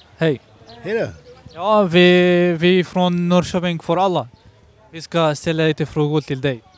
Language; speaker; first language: Swedish; non-native, learner; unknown